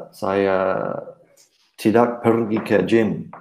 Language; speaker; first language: Indonesian; non-native, learner; English